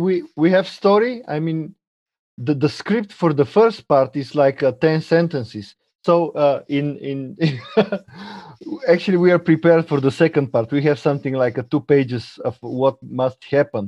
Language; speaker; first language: English; non-native, fluent; Bulgarian